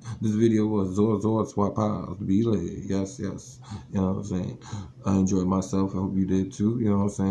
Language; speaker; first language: English; native; English